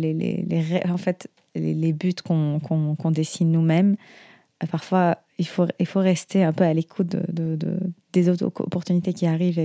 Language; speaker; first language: French; non-native, fluent; Arabic